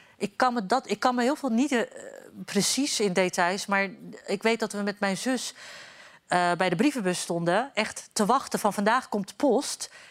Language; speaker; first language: Dutch; early bilingual, other home language; Turkish